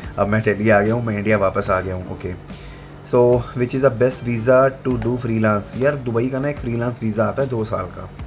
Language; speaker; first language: Hindi; native; Hindi